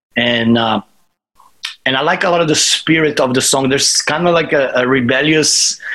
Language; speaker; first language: English; non-native, fluent; Portuguese